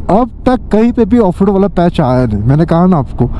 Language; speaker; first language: Hindi; non-native, local second language; Marathi